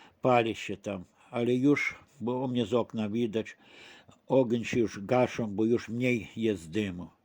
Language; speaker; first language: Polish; early bilingual, heritage; Polish